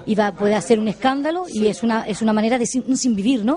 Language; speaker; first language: Spanish; native; Spanish